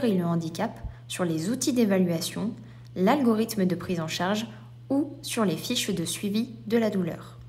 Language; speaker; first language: French; native; French